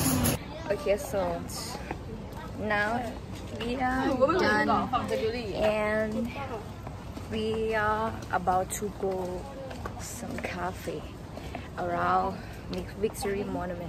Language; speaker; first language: English; non-native, learner; Thai